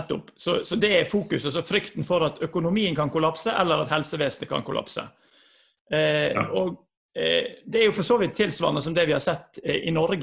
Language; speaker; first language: Norwegian; native; Norwegian